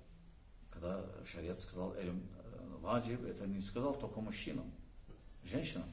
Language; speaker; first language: Russian; non-native, learner; Azerbaijani